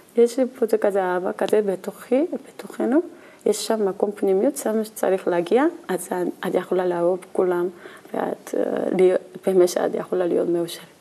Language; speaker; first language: Hebrew; non-native, learner; Korean